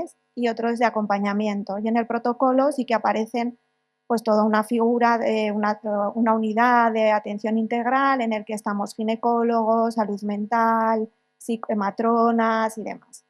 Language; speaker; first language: Spanish; native; Spanish